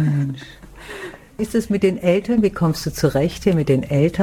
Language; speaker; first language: German; native; German